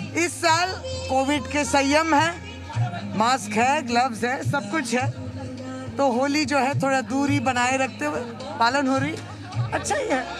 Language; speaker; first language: Hindi; non-native, local second language; Bangla